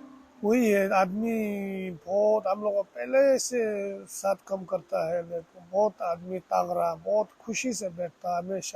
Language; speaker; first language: Hindi; non-native, local second language; Tibetan